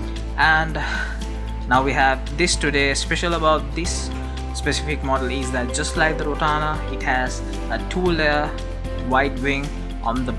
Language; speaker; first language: English; non-native, fluent; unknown